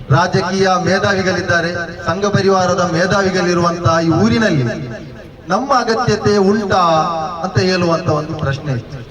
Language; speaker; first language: Kannada; non-native, local second language; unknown